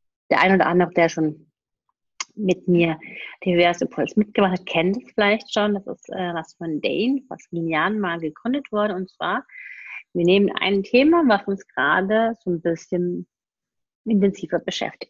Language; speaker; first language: German; native; German